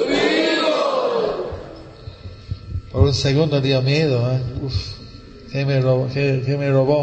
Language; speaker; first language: Spanish; non-native, learner; English